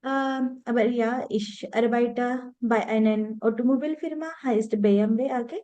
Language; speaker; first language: German; non-native, learner; Marathi